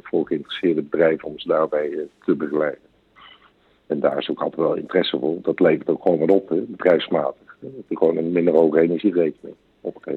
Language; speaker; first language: Dutch; native; Dutch